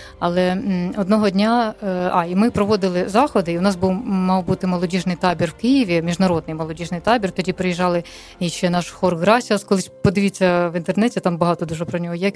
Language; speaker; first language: Ukrainian; non-native, local second language; Russian